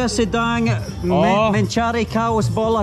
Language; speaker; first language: Indonesian; non-native, learner; English